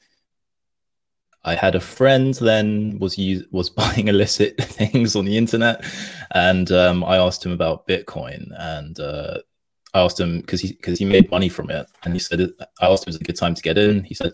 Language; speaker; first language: English; native; English